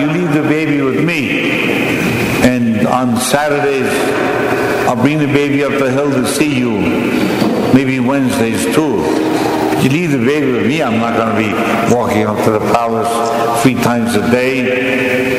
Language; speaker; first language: English; native; English